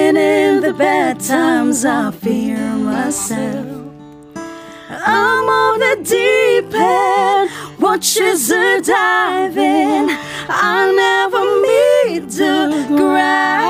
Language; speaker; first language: English; non-native, local second language; Cebuano